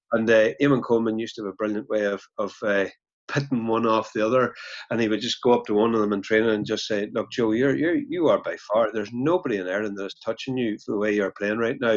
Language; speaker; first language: English; native; English